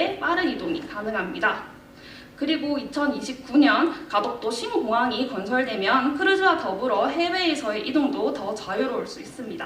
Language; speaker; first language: Korean; native; Korean